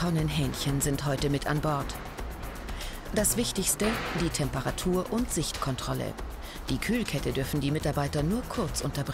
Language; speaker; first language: German; native; German